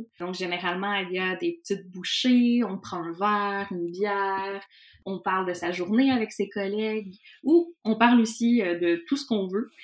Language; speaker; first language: French; native; French